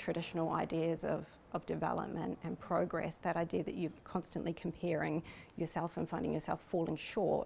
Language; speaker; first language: English; native; English